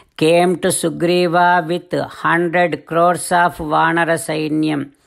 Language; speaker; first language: English; non-native, local second language; Telugu